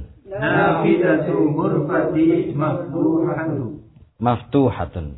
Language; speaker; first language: Arabic; non-native, learner; Indonesian